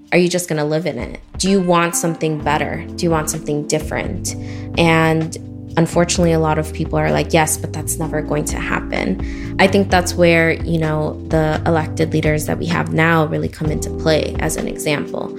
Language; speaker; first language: English; early bilingual, other home language; Spanish